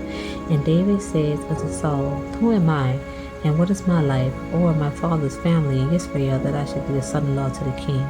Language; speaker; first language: English; native; English